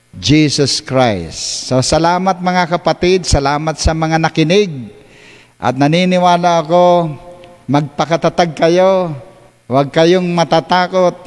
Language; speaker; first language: Filipino; native; Filipino